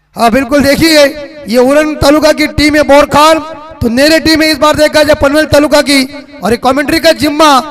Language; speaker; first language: Hindi; non-native, local second language; Marathi